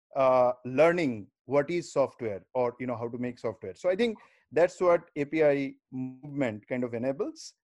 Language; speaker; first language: English; non-native, local second language; Bangla